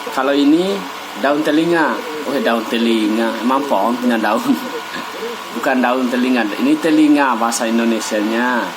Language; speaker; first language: Indonesian; non-native, local second language; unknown